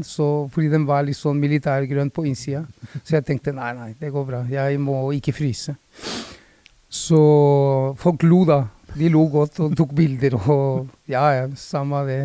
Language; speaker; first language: Norwegian; early bilingual, other home language; Spanish